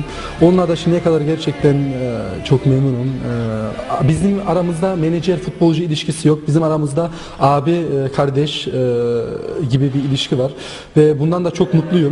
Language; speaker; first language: Turkish; non-native, local second language; German